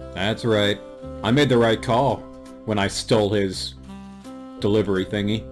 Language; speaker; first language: English; native; English